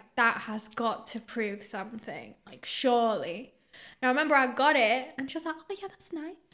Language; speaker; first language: English; early bilingual, other home language; Greek